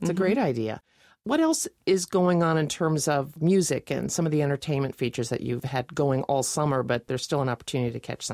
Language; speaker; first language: English; native; English